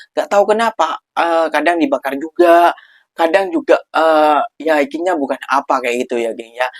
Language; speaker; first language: Indonesian; native; Indonesian